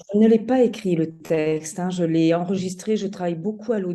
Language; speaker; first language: French; native; French